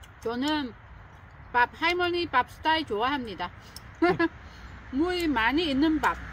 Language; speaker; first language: Korean; non-native, learner; Vietnamese